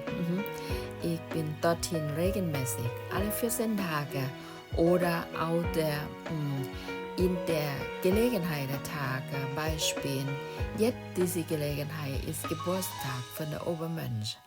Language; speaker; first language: German; non-native, learner; Thai